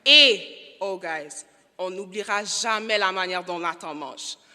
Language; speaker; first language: French; non-native, local second language; English